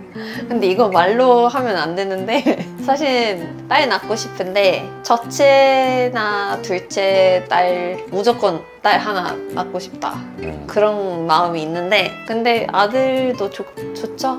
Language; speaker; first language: Korean; non-native, fluent; Swedish